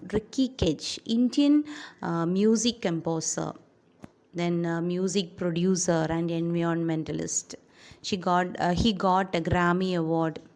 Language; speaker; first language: English; non-native, local second language; Malayalam